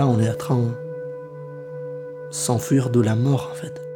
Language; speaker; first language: French; early bilingual, other home language; Kurdish